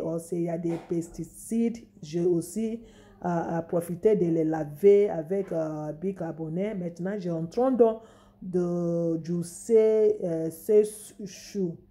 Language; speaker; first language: French; non-native, fluent; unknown